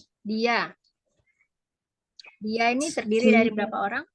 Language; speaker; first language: Indonesian; native; Indonesian